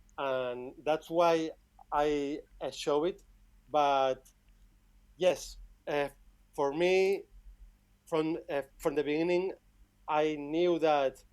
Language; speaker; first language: English; non-native, fluent; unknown